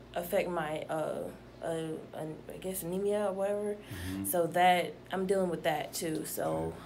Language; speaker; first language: English; native; English